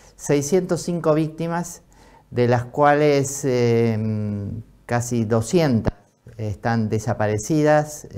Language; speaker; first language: Spanish; native; Spanish